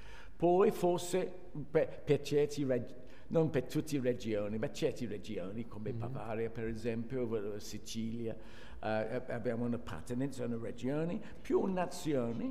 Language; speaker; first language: Italian; non-native, fluent; English